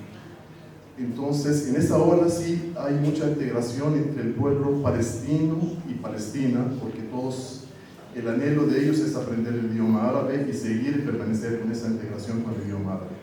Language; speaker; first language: Spanish; non-native, fluent; Arabic